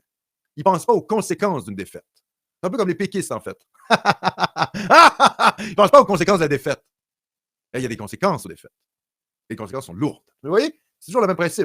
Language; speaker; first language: French; native; French